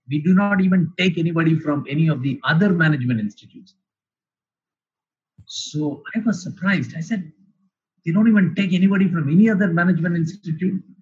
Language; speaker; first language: English; non-native, local second language; Malayalam